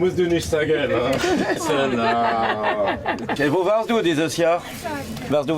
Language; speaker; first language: German; non-native, learner; French